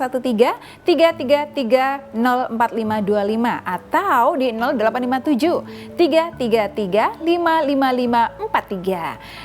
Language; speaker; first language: Indonesian; native; Indonesian